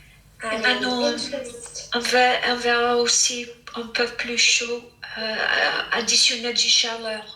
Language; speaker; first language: French; non-native, fluent; English